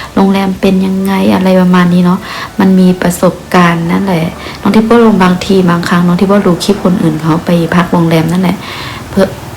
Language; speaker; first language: Thai; non-native, local second language; Khün